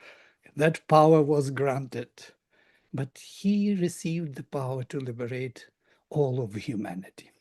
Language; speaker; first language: English; non-native, fluent; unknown